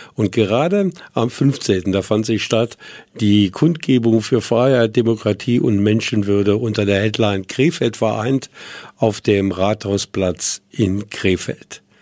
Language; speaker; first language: German; native; German